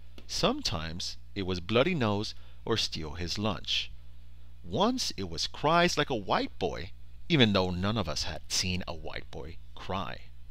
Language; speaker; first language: English; early bilingual, other home language; Spanish